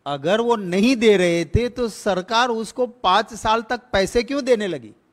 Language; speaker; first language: Hindi; non-native, local second language; Gujarati